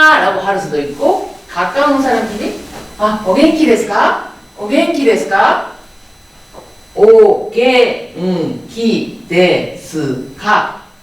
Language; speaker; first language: Korean; native; Korean